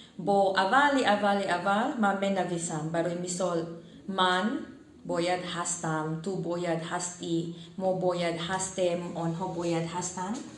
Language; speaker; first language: Tajik; non-native, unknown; Filipino